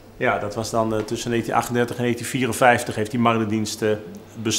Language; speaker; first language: Dutch; native; Dutch